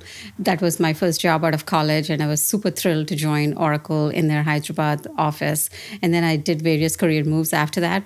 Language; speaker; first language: English; non-native, local second language; Telugu